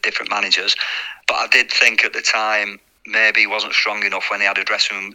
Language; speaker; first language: English; native; English